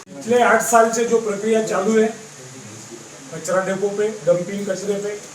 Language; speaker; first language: Hindi; non-native, local second language; Marathi